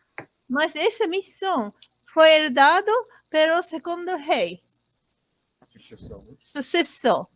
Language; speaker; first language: Portuguese; non-native, learner; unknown